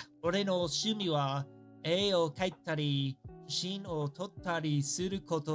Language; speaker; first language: Japanese; non-native, learner; English